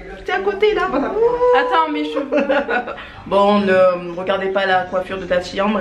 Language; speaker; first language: French; native; French